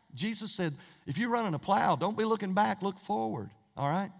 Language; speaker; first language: English; native; English